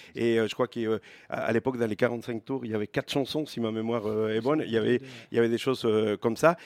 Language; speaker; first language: French; non-native, fluent; Spanish